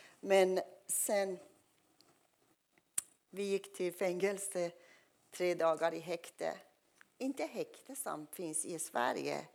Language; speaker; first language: Swedish; non-native, fluent; Persian